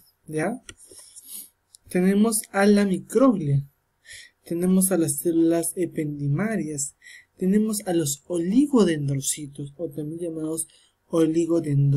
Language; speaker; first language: Spanish; native; Spanish